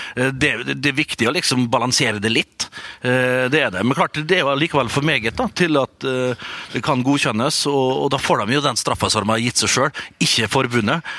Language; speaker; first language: Norwegian; native; Norwegian